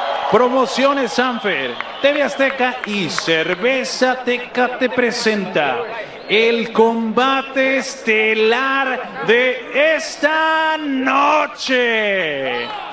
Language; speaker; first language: Spanish; native; Spanish